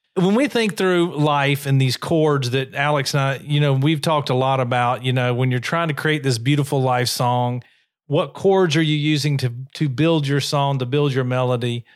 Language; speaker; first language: English; native; English